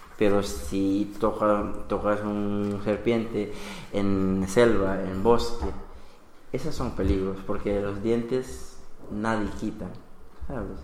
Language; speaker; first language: Spanish; non-native, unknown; Bangla